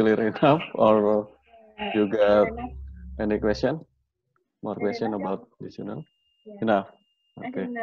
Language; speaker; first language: English; non-native, learner; Indonesian